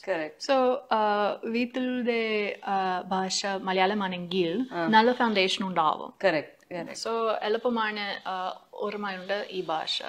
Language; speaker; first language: Malayalam; non-native, fluent; English